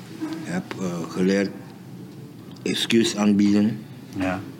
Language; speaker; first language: Dutch; non-native, local second language; Papiamento